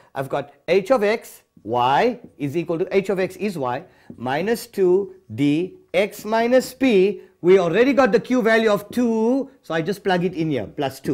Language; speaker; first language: English; native; English